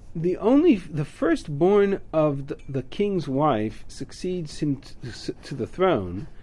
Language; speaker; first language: English; native; English